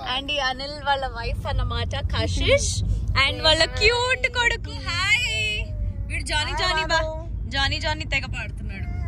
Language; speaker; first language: Telugu; non-native, local second language; Hindi